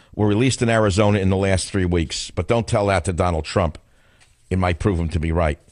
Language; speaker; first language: English; native; English